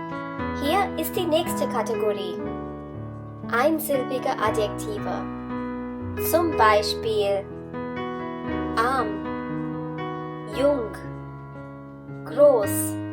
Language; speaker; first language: German; non-native, fluent; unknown